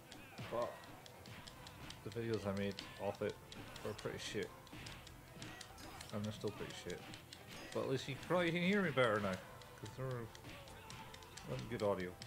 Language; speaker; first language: English; native; English